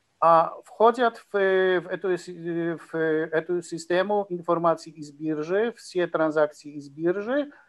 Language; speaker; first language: Russian; non-native, learner; Polish